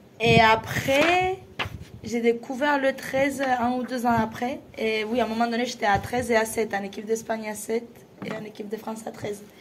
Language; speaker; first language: French; non-native, fluent; Spanish